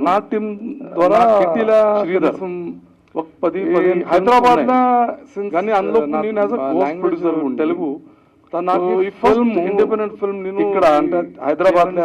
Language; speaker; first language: Telugu; non-native, learner; Marathi